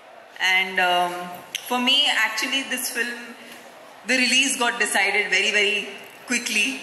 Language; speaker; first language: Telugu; non-native, fluent; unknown